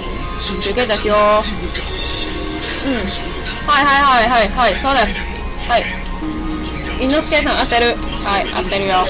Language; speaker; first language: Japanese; non-native, learner; Cantonese